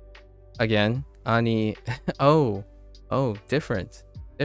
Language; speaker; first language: Japanese; non-native, learner; English